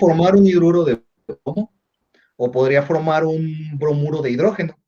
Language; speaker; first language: Spanish; native; Spanish